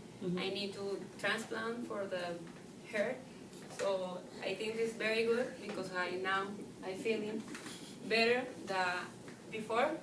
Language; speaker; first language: English; non-native, learner; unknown